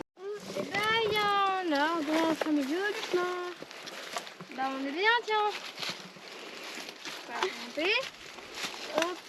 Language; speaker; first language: French; native; French